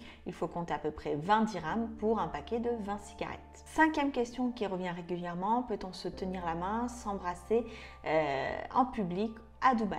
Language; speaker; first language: French; native; French